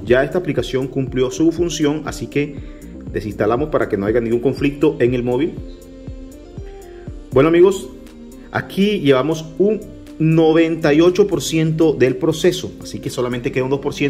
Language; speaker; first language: Spanish; native; Spanish